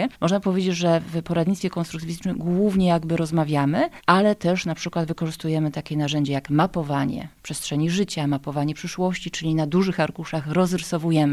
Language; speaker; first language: Polish; native; Polish